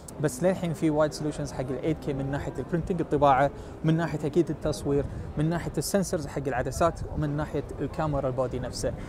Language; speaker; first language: Arabic; native; Arabic